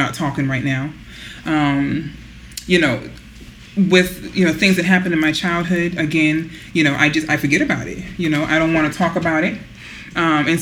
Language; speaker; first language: English; native; English